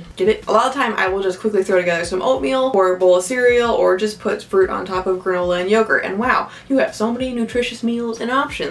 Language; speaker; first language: English; native; English